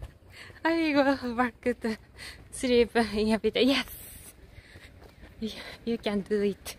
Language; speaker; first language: English; non-native, learner; Japanese